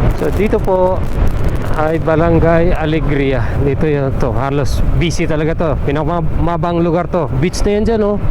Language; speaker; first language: Filipino; non-native, local second language; Aklanon